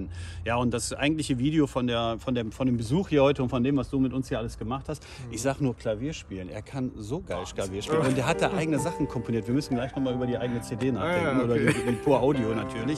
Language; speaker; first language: German; native; German